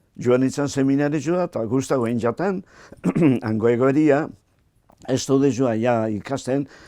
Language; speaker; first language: Basque; native; Basque